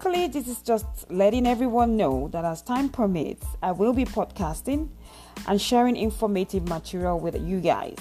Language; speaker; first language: English; non-native, local second language; Yoruba